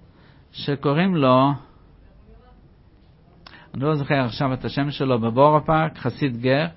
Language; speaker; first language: Hebrew; non-native, fluent; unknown